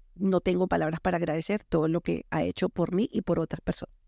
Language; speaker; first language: Spanish; native; Spanish